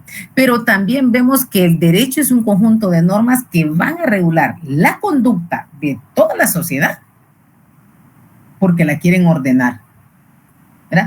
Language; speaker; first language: Spanish; native; Spanish